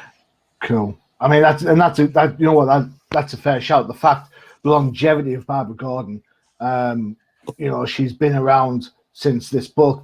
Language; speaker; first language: English; native; English